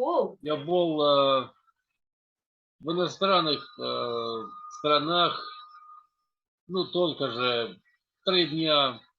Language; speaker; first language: Russian; non-native, learner; Serbian